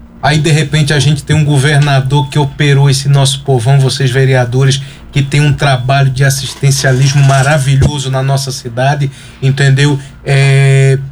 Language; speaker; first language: Portuguese; native; Portuguese